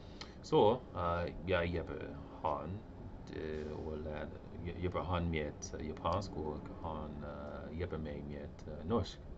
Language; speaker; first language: Norwegian; non-native, learner; English